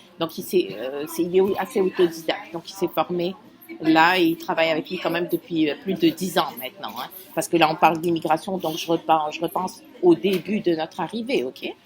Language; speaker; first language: French; non-native, local second language; Kabyle